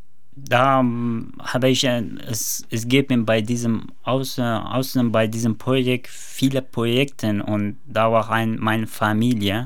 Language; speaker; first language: German; non-native, learner; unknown